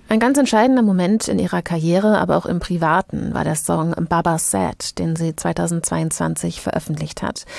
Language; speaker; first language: German; native; German